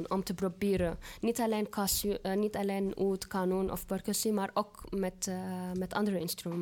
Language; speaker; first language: Dutch; non-native, fluent; Arabic